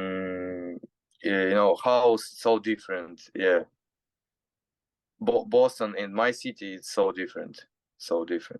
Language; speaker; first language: English; non-native, learner; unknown